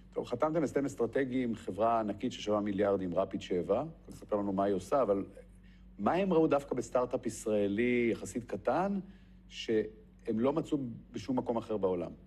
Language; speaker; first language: Hebrew; native; Hebrew